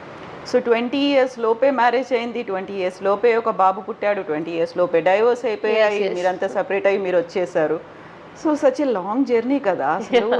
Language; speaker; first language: Telugu; native; Telugu